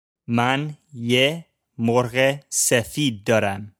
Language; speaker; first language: Persian; non-native, learner; English